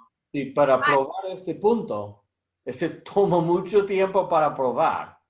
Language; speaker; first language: Spanish; non-native, learner; English